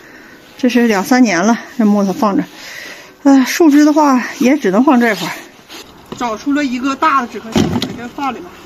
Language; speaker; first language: Chinese; native; Chinese